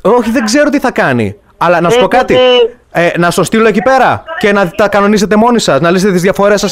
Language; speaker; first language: Greek; native; Greek